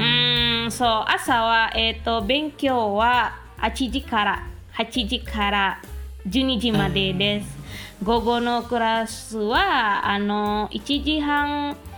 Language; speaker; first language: Japanese; non-native, fluent; Minangkabau